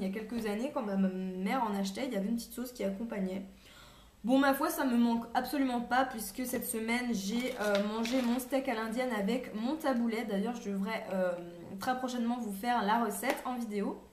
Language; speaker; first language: French; native; French